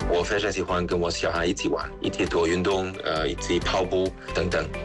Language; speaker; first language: Chinese; non-native, fluent; German